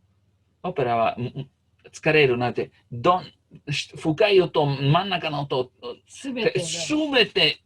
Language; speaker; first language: Japanese; non-native, learner; Italian